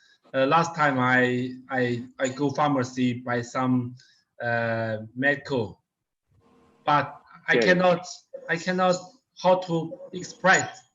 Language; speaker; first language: English; non-native, learner; Chinese